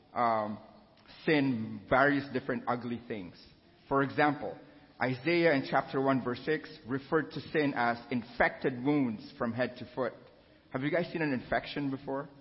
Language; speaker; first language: English; non-native, local second language; Filipino